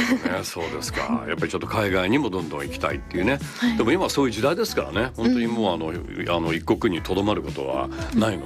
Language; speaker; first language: Japanese; native; Japanese